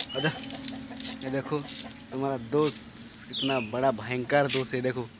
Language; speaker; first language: Hindi; non-native, local second language; Odia